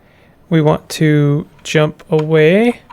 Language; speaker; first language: English; native; English